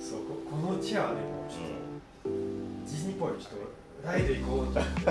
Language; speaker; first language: Japanese; non-native, learner; French